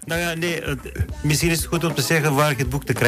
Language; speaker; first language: Dutch; non-native, fluent; Bulgarian